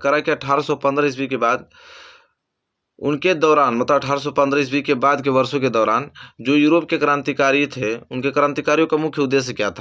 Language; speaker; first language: Hindi; native; Hindi